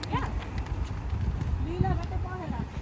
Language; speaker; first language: Spanish; early bilingual, heritage; Spanish